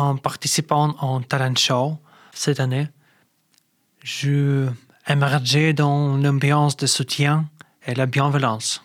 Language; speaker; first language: French; non-native, learner; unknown